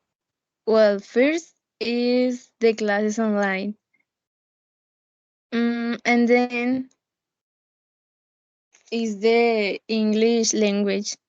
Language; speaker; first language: English; non-native, learner; Spanish